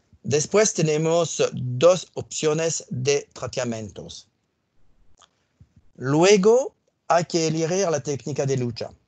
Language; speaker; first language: Spanish; non-native, learner; French